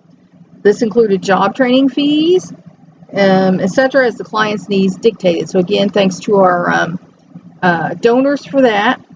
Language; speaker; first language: English; native; English